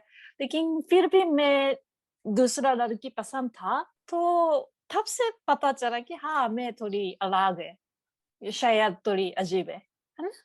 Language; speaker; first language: Hindi; non-native, learner; Japanese